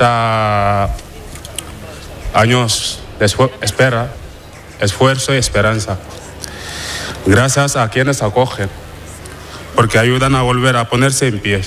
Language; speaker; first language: Spanish; non-native, fluent; Wolof